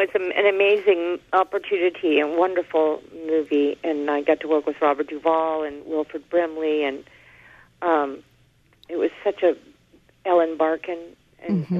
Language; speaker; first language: English; native; English